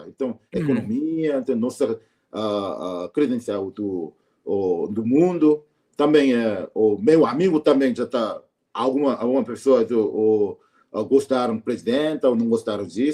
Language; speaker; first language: Portuguese; non-native, learner; Korean